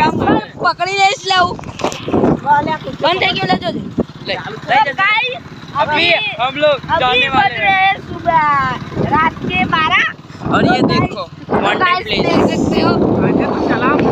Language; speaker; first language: Hindi; non-native, local second language; Gujarati